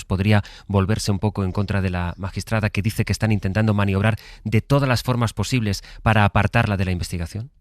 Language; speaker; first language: Spanish; native; Spanish